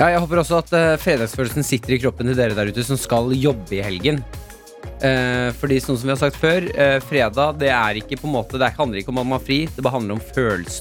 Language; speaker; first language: Norwegian; native; Norwegian